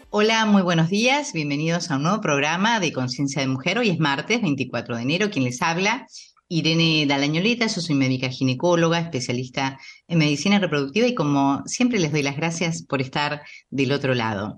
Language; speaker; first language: Spanish; native; Spanish